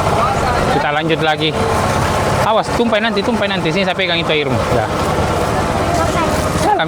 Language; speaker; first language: Indonesian; native; Indonesian